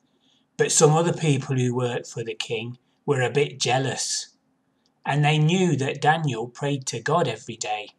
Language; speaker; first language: English; native; English